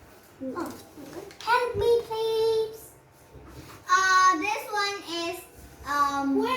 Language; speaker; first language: English; non-native, learner; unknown